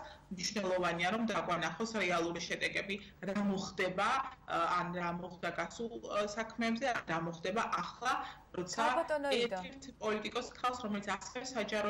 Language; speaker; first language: Georgian; native; Georgian